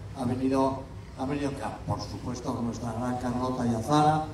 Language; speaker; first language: Spanish; native; Spanish